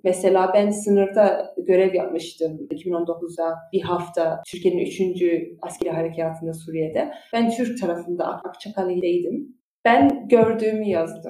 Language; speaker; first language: Turkish; early bilingual, heritage; Turkish